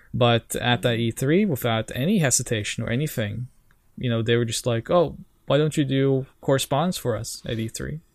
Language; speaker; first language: English; non-native, fluent; Norwegian